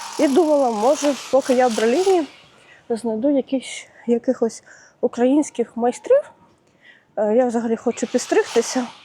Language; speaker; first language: Ukrainian; non-native, local second language; Russian